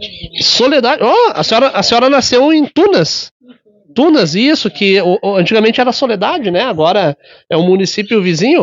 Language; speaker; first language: Portuguese; native; Portuguese